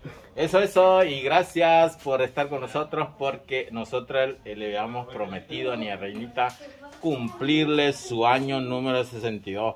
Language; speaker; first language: Spanish; native; Spanish